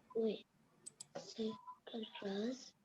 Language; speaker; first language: French; non-native, learner; Arabic